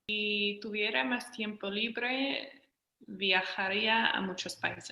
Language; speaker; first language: Spanish; non-native, fluent; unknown